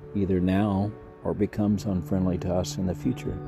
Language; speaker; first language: English; native; English